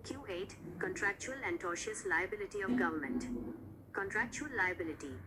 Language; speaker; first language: English; non-native, local second language; Marathi